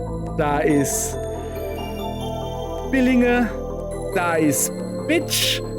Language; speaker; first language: German; native; German